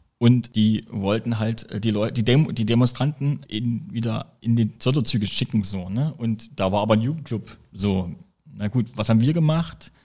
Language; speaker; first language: German; native; German